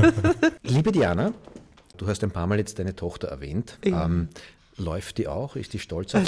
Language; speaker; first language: German; native; German